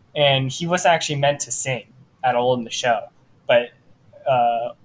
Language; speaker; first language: English; native; English